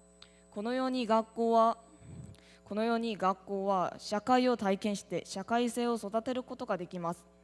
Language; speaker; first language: Japanese; non-native, learner; Korean